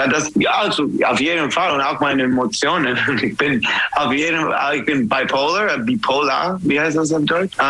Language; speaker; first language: German; non-native, learner; English